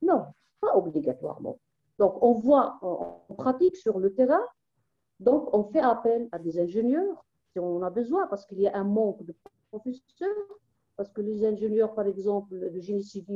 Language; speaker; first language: French; non-native, local second language; Arabic